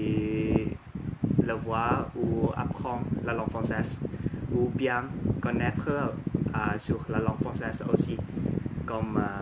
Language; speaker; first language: French; non-native, learner; Thai